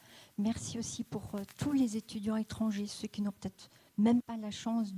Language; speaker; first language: French; native; French